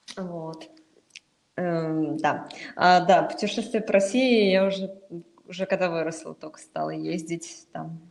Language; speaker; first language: Russian; native; Russian